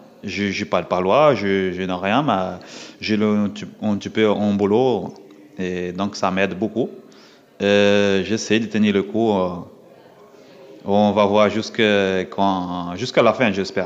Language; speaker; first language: French; non-native, learner; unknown